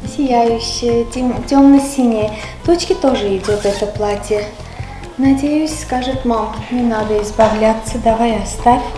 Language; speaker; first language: Russian; non-native, local second language; Armenian